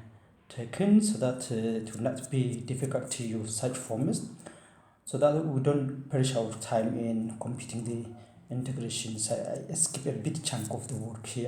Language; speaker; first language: English; non-native, fluent; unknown